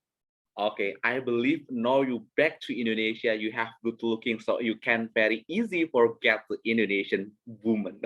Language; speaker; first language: English; non-native, learner; Indonesian